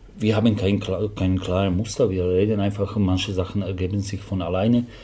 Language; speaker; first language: German; non-native, fluent; Slovak